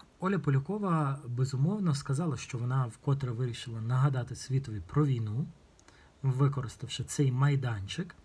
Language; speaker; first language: Ukrainian; non-native, local second language; Russian